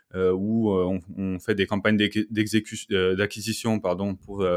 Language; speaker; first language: French; native; French